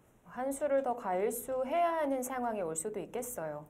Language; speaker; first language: Korean; native; Korean